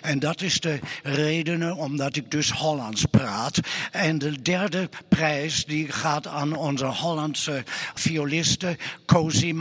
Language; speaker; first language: Dutch; non-native, learner; German